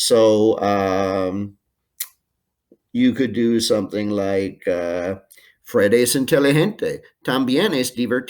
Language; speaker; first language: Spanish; non-native, fluent; English